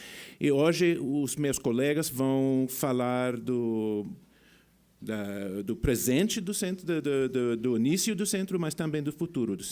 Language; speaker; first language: Portuguese; non-native, fluent; English